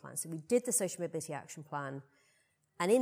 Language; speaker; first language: English; native; English